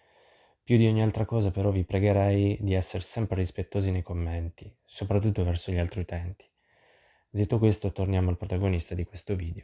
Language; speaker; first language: Italian; native; Italian